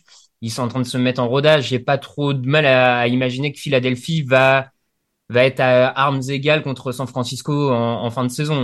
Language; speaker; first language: French; native; French